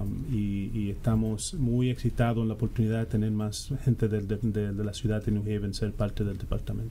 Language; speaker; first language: Spanish; early bilingual, heritage; Spanish